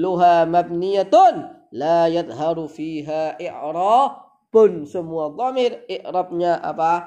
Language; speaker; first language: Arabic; non-native, fluent; Indonesian